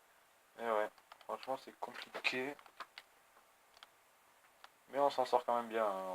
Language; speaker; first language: French; native; French